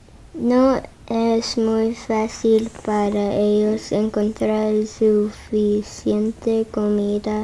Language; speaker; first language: Spanish; early bilingual, heritage; Spanish